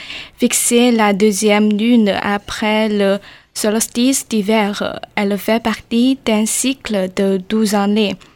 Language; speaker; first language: French; non-native, learner; Chinese